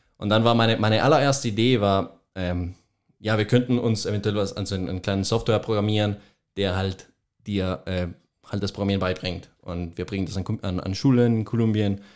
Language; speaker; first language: German; non-native, fluent; Spanish